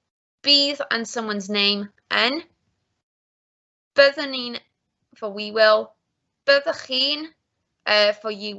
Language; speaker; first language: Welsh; non-native, local second language; English